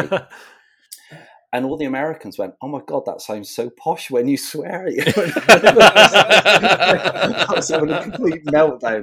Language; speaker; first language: English; native; English